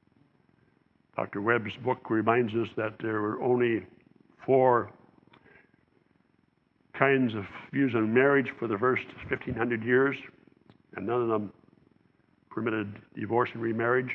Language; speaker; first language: English; native; English